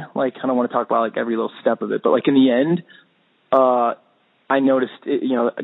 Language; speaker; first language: English; native; English